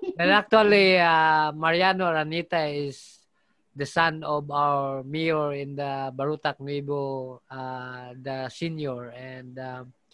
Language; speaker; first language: English; non-native, local second language; Filipino